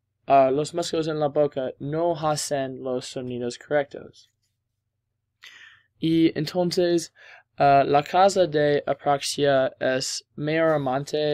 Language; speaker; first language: Spanish; non-native, learner; English